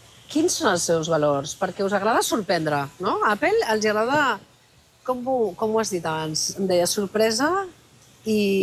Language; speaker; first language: Catalan; native; Catalan